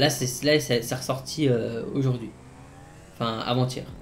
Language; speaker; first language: French; native; French